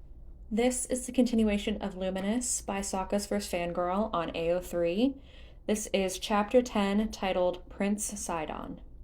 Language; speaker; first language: English; native; English